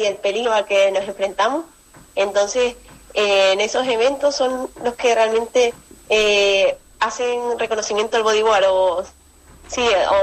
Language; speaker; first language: Spanish; native; Spanish